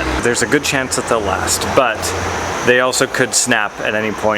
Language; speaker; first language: English; native; English